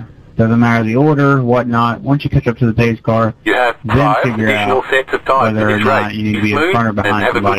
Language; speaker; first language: English; native; English